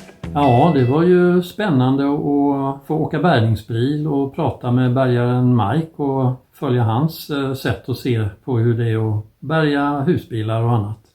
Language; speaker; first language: Swedish; native; Swedish